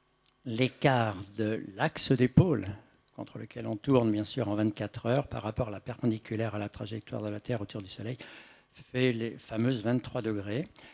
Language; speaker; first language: French; native; French